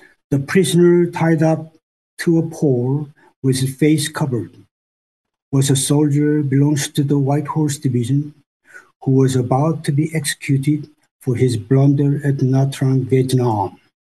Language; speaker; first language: English; non-native, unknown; Korean